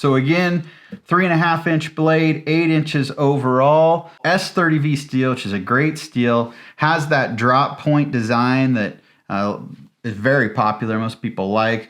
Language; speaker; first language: English; native; English